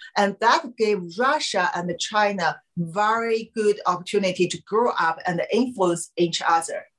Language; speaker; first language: English; non-native, fluent; Chinese